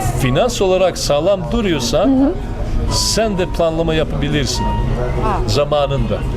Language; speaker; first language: Turkish; non-native, fluent; Serbian